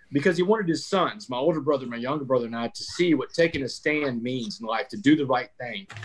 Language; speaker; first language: English; native; English